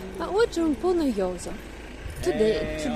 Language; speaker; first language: Italian; non-native, learner; Russian